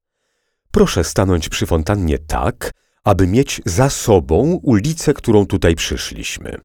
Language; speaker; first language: Polish; native; Polish